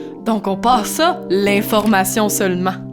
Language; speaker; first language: French; native; French